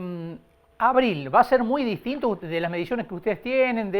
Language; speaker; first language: Spanish; native; Spanish